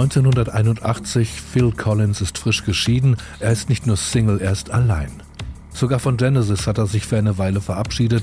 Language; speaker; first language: German; native; German